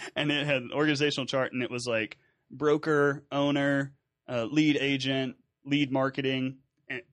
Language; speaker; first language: English; native; English